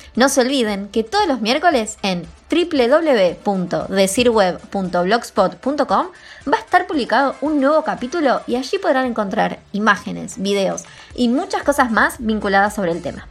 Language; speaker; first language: Spanish; native; Spanish